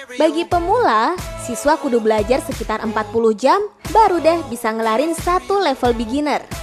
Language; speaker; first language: Indonesian; native; Indonesian